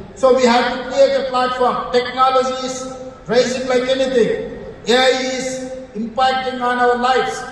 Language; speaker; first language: English; non-native, local second language; Telugu